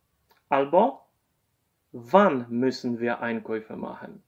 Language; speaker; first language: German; non-native, fluent; Polish